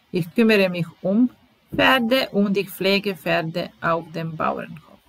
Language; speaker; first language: German; non-native, fluent; Serbian